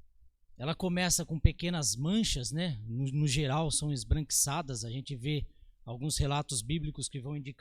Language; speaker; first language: Portuguese; native; Portuguese